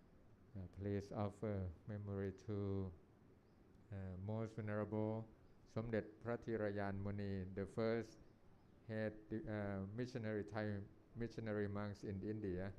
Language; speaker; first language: English; non-native, learner; Thai